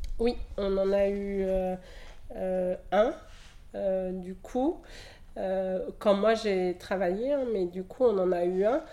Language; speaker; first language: French; native; French